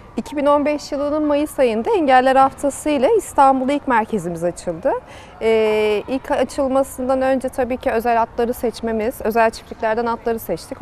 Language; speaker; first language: Turkish; native; Turkish